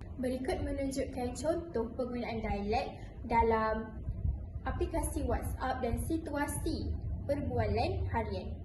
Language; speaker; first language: Malay; native; Malay